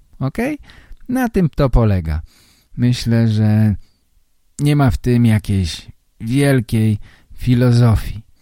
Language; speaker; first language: Polish; native; Polish